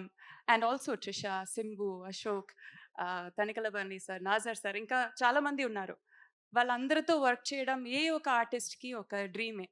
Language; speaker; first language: Telugu; non-native, learner; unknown